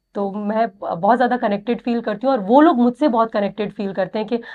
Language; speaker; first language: Hindi; native; Hindi